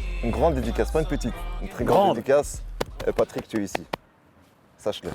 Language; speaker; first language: French; native; French